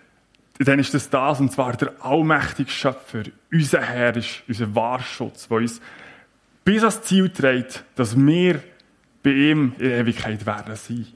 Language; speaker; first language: German; native; German